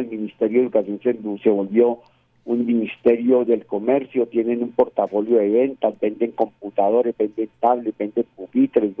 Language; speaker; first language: Spanish; native; Spanish